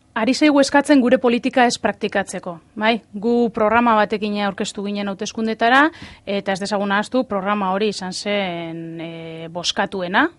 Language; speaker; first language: Basque; native; Basque